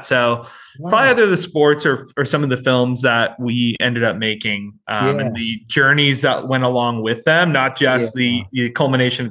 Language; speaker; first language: English; native; English